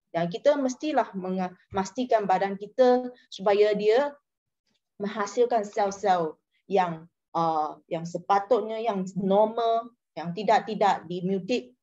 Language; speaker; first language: Malay; non-native, local second language; Chinese